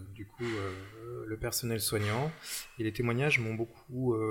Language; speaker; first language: French; native; French